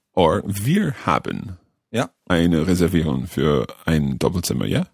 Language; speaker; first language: German; non-native, learner; English